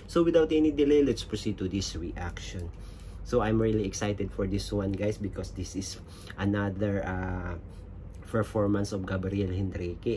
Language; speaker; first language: English; non-native, local second language; Filipino